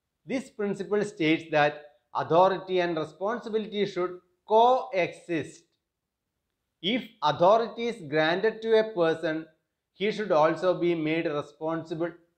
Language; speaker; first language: English; non-native, local second language; Malayalam